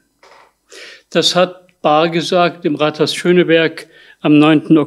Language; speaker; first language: German; native; German